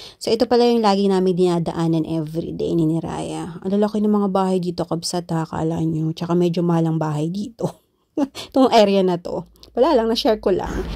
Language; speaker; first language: Filipino; non-native, local second language; Iloko